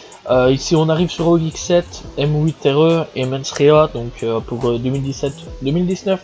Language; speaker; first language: French; native; French